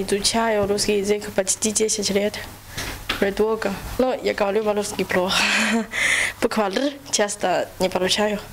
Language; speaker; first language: Russian; non-native, learner; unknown